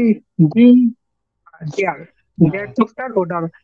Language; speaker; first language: German; non-native, learner; Bangla